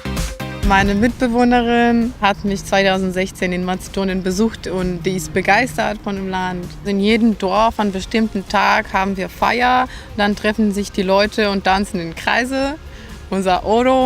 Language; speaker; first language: German; non-native, fluent; Macedonian